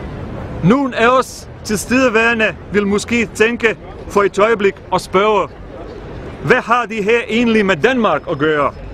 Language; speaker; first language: Danish; non-native, fluent; Bosnian